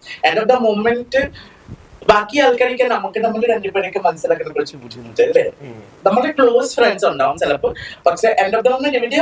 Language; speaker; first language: Malayalam; non-native, local second language; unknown